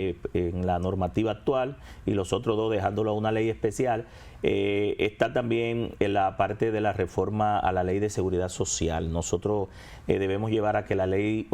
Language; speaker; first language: Spanish; native; Spanish